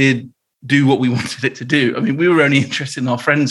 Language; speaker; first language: English; native; English